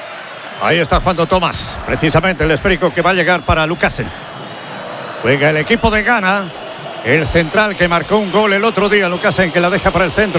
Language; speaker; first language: Spanish; native; Spanish